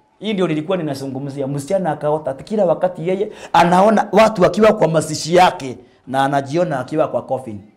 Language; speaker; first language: Swahili; non-native, local second language; Meru